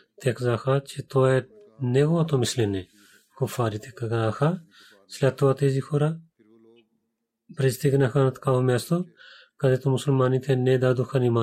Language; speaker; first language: Bulgarian; non-native, learner; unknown